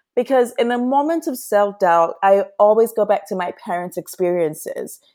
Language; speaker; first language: English; non-native, local second language; Yoruba